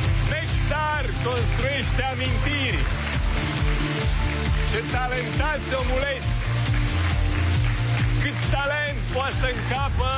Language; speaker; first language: Romanian; native; Romanian